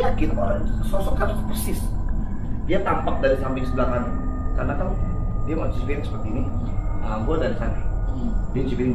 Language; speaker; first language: Indonesian; native; Indonesian